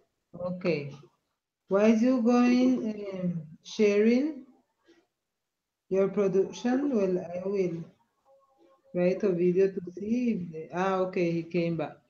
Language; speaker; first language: English; non-native, learner; Spanish